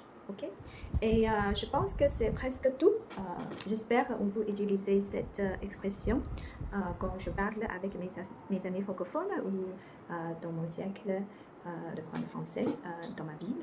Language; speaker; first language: French; non-native, learner; Chinese